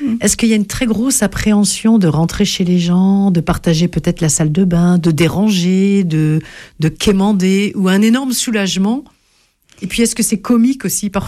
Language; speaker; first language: French; native; French